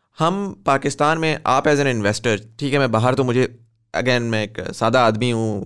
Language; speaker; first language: Hindi; native; Hindi